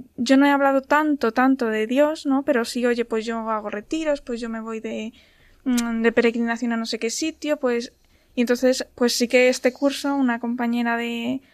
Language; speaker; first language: Spanish; native; Spanish